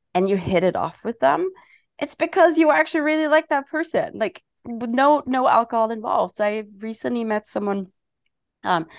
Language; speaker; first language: English; non-native, fluent; German